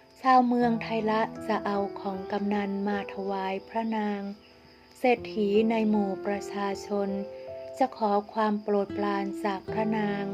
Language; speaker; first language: Thai; native; Thai